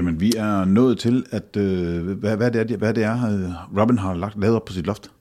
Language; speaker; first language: Danish; native; Danish